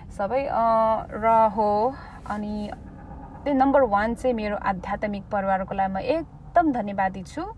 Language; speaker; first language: Nepali; early bilingual, heritage; Nepali